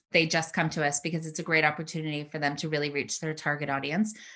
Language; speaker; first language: English; native; English